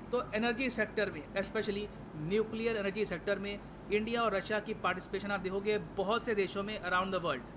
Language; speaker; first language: Hindi; native; Hindi